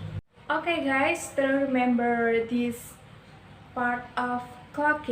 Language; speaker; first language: English; non-native, learner; Indonesian